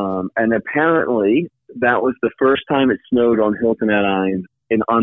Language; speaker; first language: English; native; English